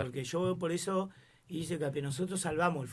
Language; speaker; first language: Spanish; native; Spanish